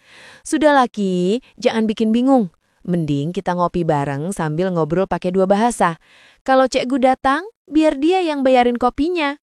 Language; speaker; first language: Indonesian; native; Indonesian